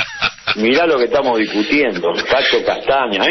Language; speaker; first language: Spanish; native; Spanish